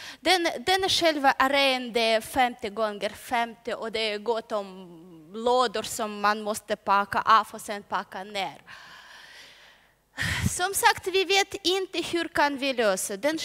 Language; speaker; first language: Swedish; non-native, learner; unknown